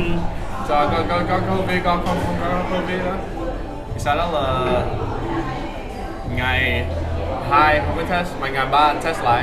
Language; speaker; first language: Vietnamese; early bilingual, heritage; English